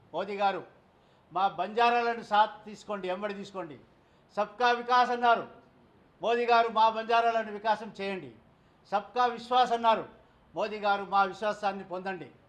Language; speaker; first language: Telugu; non-native, local second language; Lambadi